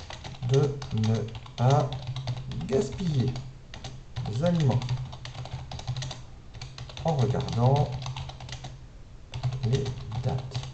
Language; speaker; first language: French; native; French